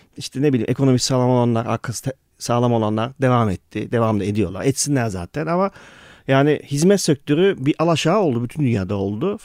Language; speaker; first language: Turkish; early bilingual, heritage; Turkish